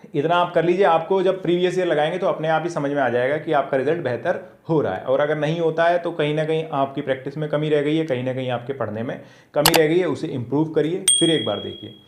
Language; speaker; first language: Hindi; native; Hindi